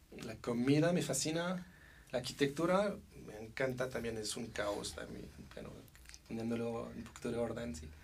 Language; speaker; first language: Spanish; non-native, fluent; French